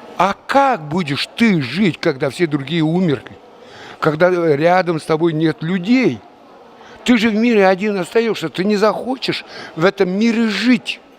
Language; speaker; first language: Russian; non-native, local second language; Chuvash